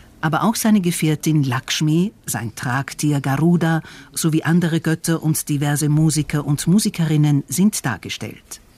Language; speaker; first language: German; native; German